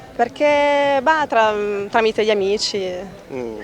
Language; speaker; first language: Italian; native; Italian